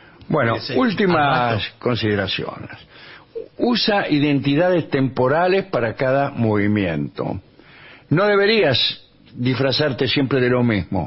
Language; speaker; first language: Spanish; native; Spanish